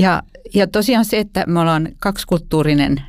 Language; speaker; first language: Finnish; native; Finnish